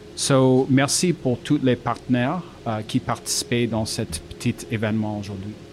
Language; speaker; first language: French; non-native, learner; English